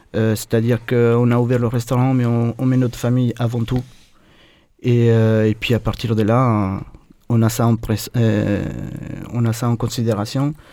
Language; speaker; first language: French; non-native, fluent; Spanish